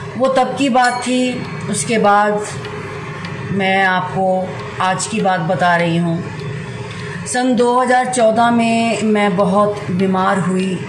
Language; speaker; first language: Hindi; native; Hindi